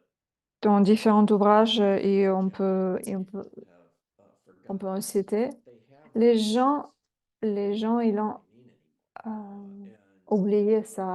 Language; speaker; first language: French; non-native, fluent; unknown